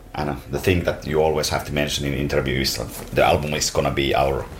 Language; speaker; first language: English; non-native, fluent; Finnish